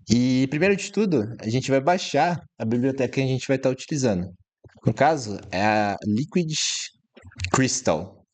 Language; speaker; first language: Portuguese; native; Portuguese